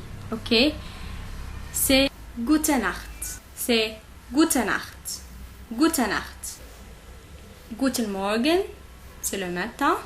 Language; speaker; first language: French; non-native, local second language; Arabic